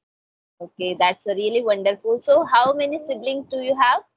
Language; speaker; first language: English; non-native, local second language; Hindi